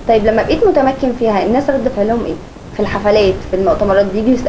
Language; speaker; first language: Arabic; native; Arabic